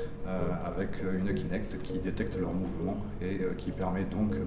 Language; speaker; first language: French; native; French